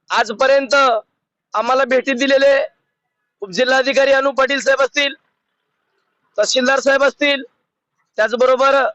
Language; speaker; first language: Marathi; non-native, local second language; Lambadi